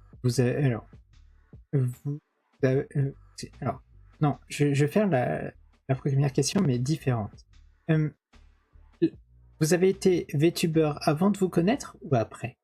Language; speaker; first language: French; native; French